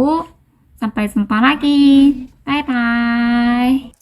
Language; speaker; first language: Indonesian; non-native, learner; Korean